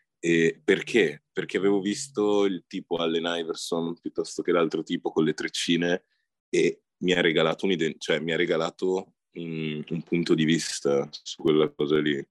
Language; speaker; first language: Italian; early bilingual, other home language; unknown